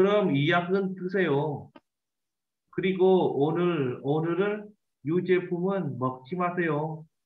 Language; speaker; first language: Korean; non-native, fluent; Vietnamese